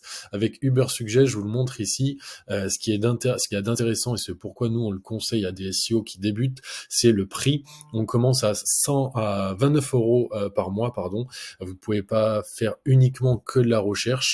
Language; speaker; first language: French; native; French